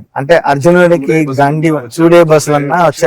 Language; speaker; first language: Telugu; native; Telugu